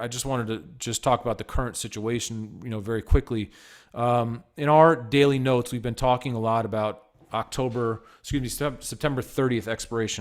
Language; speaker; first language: English; native; English